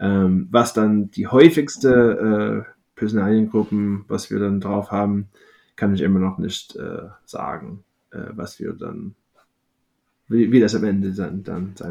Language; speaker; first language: German; non-native, fluent; English